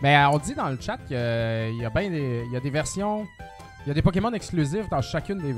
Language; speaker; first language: French; native; French